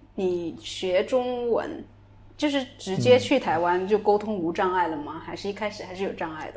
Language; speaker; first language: Chinese; native; Chinese